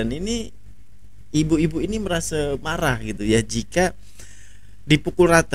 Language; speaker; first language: Indonesian; native; Indonesian